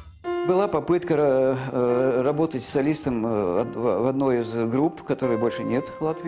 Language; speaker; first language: Russian; non-native, local second language; Latvian